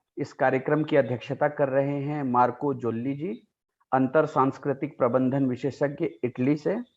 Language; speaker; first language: Hindi; native; Hindi